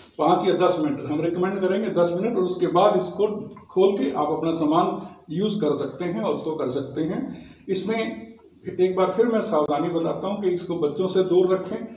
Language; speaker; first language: Hindi; non-native, local second language; Punjabi